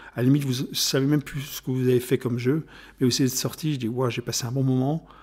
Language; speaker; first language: French; non-native, fluent; German